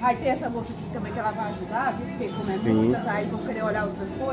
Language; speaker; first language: Portuguese; native; Portuguese